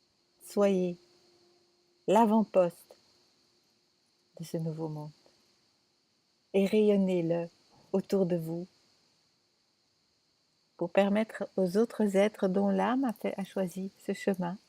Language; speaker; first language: French; native; French